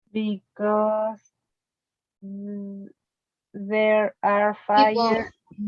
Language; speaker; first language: English; non-native, learner; Spanish